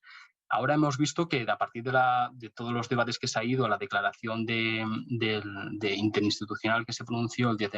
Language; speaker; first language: Spanish; native; Spanish